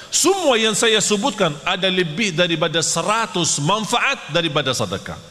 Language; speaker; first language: Malay; non-native, fluent; Arabic